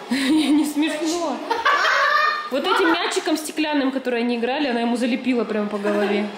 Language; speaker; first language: Russian; native; Russian